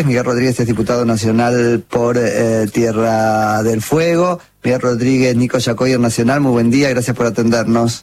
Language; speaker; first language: Spanish; native; Spanish